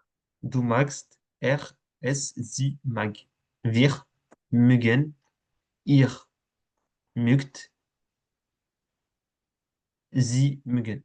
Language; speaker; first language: German; non-native, fluent; French